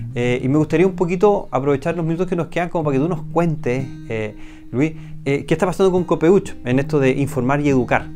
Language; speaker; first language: Spanish; native; Spanish